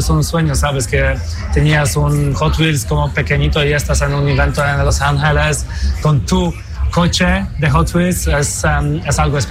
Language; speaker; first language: Spanish; non-native, fluent; Polish